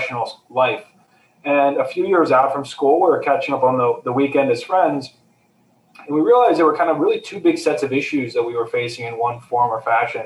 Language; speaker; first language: English; native; English